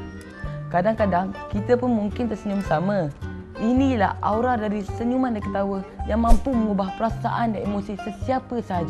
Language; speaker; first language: Malay; native; Malay